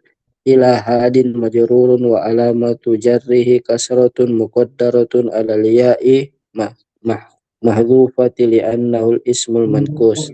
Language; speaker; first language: Arabic; non-native, learner; Indonesian